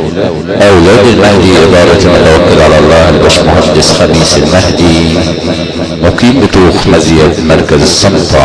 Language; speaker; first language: Arabic; native; Arabic